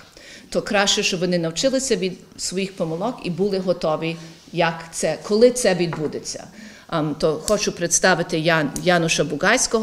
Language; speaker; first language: Ukrainian; early bilingual, heritage; Ukrainian